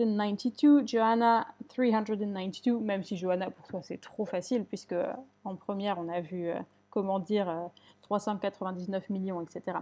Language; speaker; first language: French; native; French